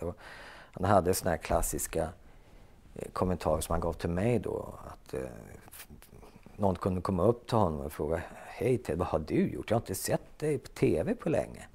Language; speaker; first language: Swedish; native; Swedish